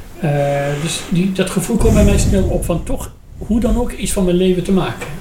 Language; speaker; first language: Dutch; non-native, fluent; Persian